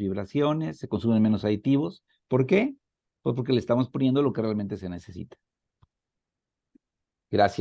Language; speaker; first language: Spanish; native; Spanish